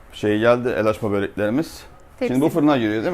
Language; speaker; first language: Turkish; native; Turkish